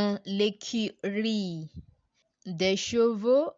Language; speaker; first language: French; non-native, learner; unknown